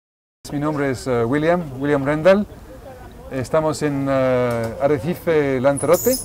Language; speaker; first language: Spanish; non-native, fluent; English